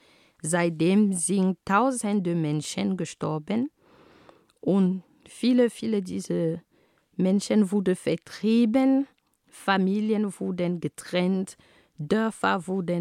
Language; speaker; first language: German; non-native, fluent; Ghomala